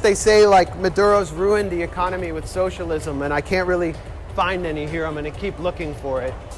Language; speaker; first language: English; native; English